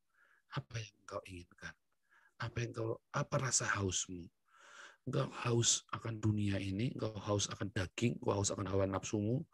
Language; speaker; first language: Indonesian; native; Indonesian